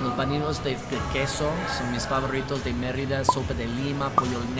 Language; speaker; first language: Spanish; non-native, learner; English